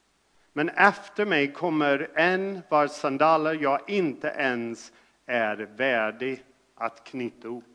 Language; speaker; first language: Swedish; non-native, fluent; English